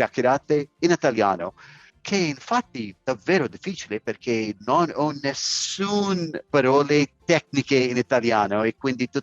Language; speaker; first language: Italian; non-native, learner; English